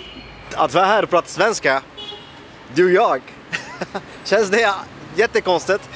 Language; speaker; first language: Swedish; non-native, fluent; Arabic